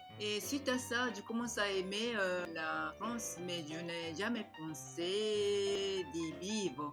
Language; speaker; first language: French; non-native, fluent; Japanese